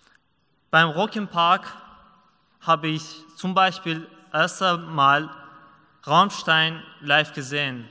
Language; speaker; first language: German; non-native, learner; Persian